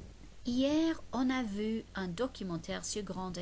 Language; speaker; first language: French; non-native, fluent; English